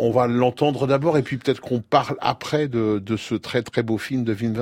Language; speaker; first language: French; native; French